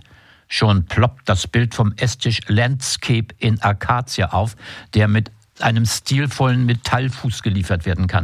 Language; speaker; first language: German; native; German